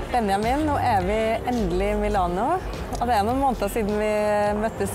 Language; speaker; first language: Norwegian; native; Norwegian